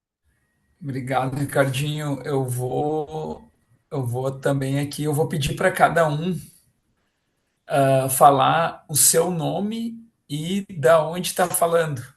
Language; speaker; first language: Portuguese; native; Portuguese